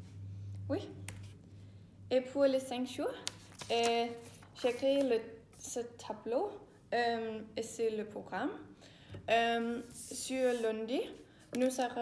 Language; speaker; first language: French; non-native, learner; Danish